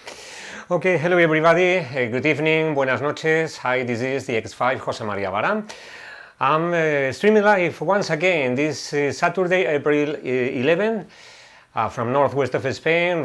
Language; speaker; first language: English; non-native, fluent; Spanish